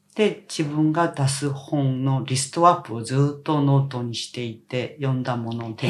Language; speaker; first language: Japanese; non-native, fluent; Korean